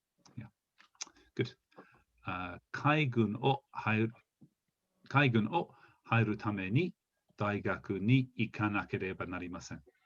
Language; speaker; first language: Japanese; non-native, fluent; English